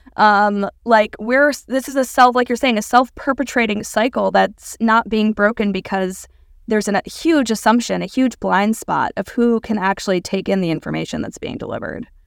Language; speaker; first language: English; native; English